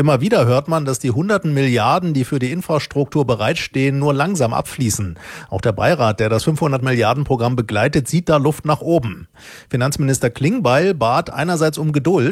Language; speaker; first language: German; native; German